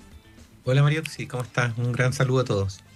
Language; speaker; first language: Spanish; native; Spanish